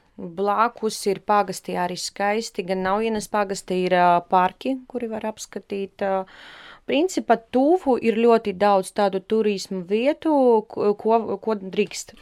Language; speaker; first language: Latvian; non-native, local second language; Russian